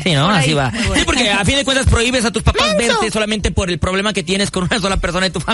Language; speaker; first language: Spanish; native; Spanish